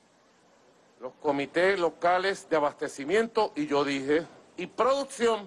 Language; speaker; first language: Spanish; native; Spanish